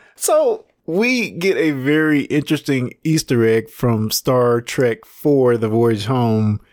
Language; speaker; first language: English; native; English